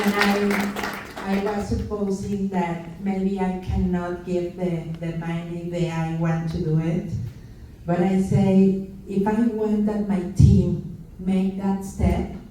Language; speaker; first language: English; non-native, learner; Spanish